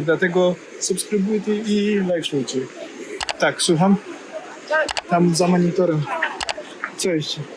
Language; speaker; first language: Polish; non-native, learner; Russian